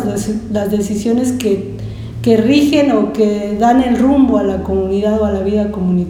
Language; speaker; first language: Spanish; native; Spanish